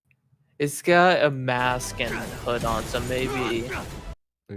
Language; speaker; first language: English; native; English